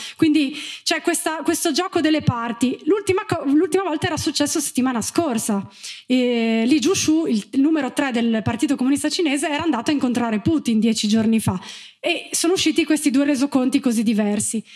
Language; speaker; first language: Italian; native; Italian